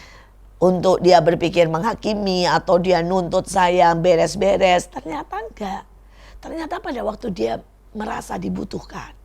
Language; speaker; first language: Indonesian; native; Indonesian